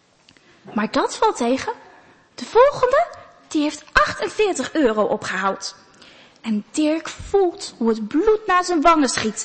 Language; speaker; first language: Dutch; native; Dutch